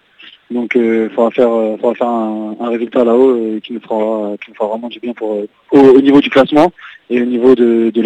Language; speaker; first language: French; native; French